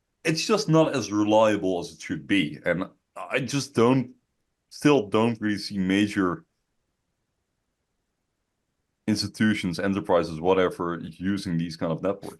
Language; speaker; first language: English; non-native, fluent; Dutch